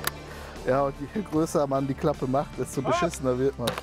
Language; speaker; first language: German; native; German